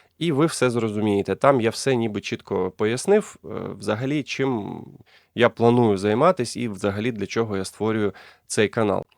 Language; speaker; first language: Ukrainian; non-native, local second language; Russian